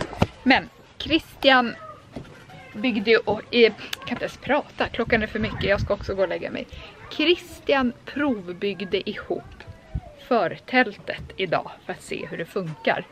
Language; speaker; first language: Swedish; native; Swedish